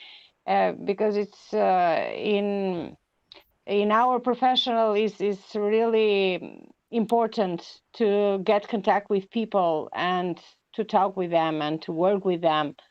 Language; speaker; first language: English; non-native, learner; Albanian